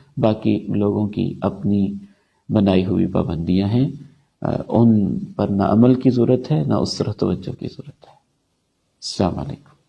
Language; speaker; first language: Urdu; non-native, local second language; Punjabi